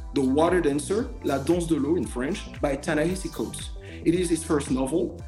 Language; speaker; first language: English; non-native, fluent; French